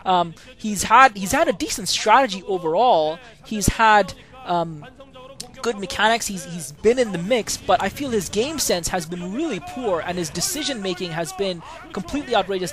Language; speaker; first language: English; native; English